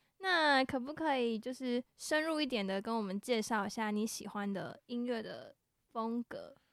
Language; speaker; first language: Chinese; native; Chinese